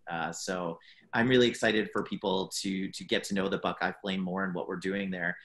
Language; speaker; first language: English; native; English